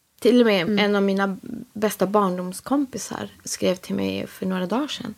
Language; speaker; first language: Swedish; early bilingual, other home language; Spanish